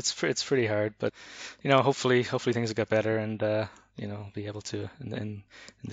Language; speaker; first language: English; native; English